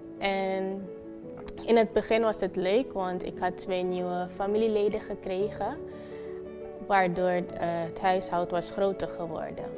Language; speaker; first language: Dutch; non-native, local second language; Papiamento